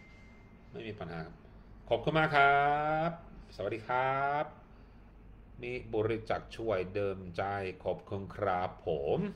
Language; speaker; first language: Thai; non-native, learner; Swedish